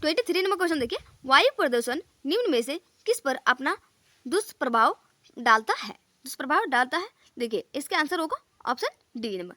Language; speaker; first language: Hindi; native; Hindi